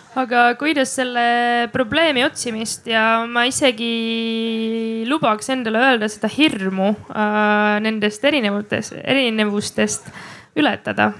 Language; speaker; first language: Estonian; non-native, local second language; Russian